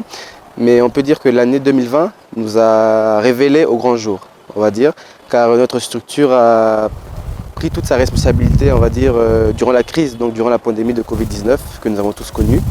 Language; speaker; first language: French; non-native, local second language; Lingala